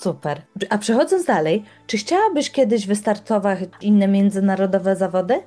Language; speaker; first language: Polish; native; Polish